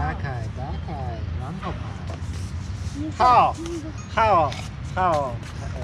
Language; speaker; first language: Chinese; non-native, learner; Polish